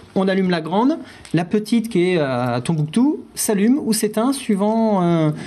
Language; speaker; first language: French; native; French